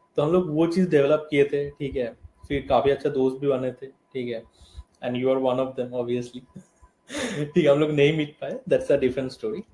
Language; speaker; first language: Hindi; non-native, local second language; Bangla